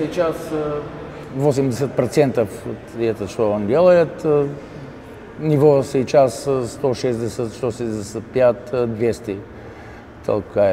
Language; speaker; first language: Russian; non-native, learner; Bulgarian